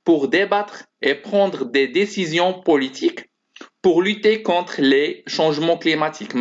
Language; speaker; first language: French; non-native, local second language; Arabic